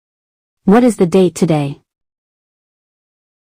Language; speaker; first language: English; non-native, fluent; Arabic